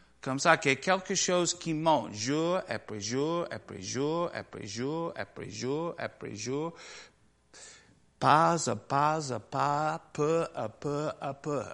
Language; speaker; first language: French; non-native, learner; English